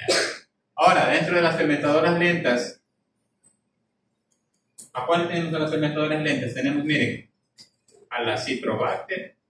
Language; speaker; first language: Spanish; native; Spanish